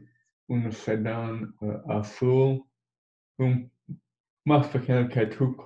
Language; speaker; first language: Spanish; non-native, learner; English